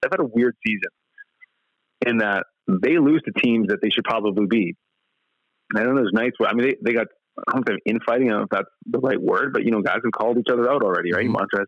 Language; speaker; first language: English; native; English